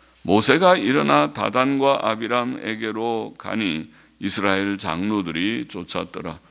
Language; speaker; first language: Korean; native; Korean